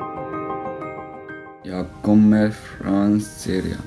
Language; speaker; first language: Swedish; non-native, learner; Arabic